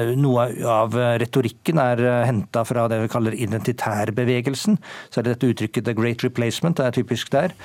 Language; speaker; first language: Norwegian; native; Norwegian